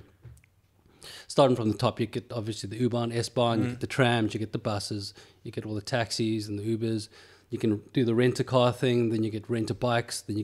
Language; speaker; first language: English; native; English